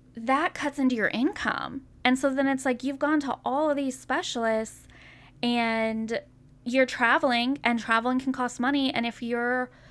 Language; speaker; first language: English; native; English